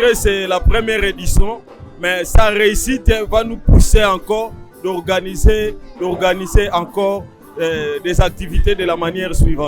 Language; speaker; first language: French; non-native, local second language; Lingala